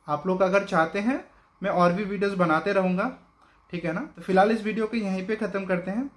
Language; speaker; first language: Hindi; non-native, local second language; Bangla